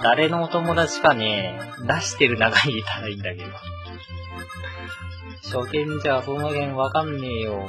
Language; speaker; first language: Japanese; native; Japanese